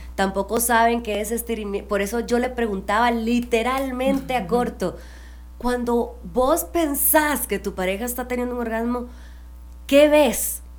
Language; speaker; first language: Spanish; native; Spanish